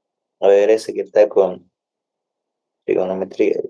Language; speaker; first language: Spanish; native; Spanish